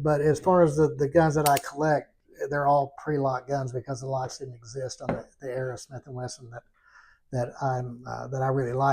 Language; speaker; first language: English; native; English